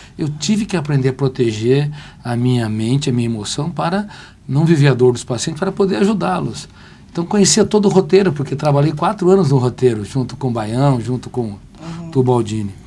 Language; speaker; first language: Portuguese; native; Portuguese